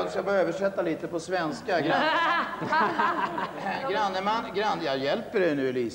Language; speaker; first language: Swedish; native; Swedish